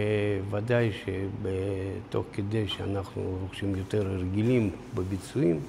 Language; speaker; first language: Hebrew; non-native, fluent; Russian